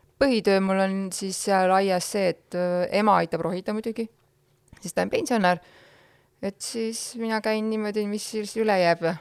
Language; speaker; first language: Estonian; native; Estonian